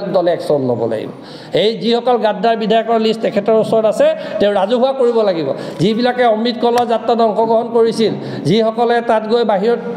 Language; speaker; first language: Assamese; non-native, local second language; Mising